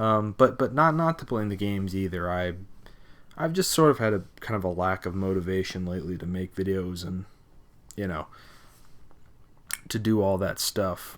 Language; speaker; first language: English; native; English